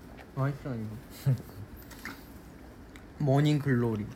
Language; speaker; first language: Korean; non-native, fluent; Chinese